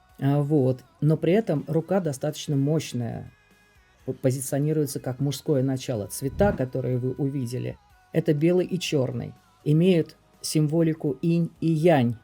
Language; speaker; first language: Russian; native; Russian